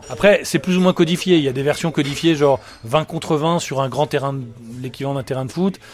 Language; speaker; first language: French; native; French